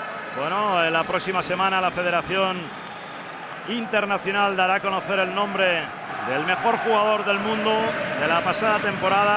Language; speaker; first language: Spanish; native; Spanish